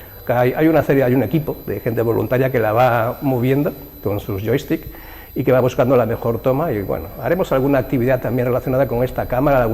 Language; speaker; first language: Spanish; native; Spanish